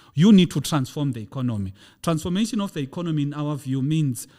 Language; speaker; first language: English; non-native, local second language; Xhosa